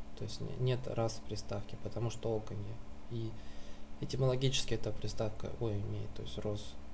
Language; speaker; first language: Russian; native; Russian